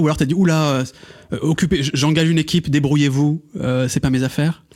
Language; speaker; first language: French; native; French